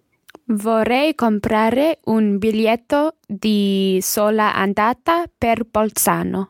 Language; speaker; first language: Italian; non-native, learner; English